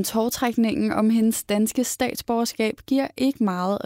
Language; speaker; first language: Danish; native; Danish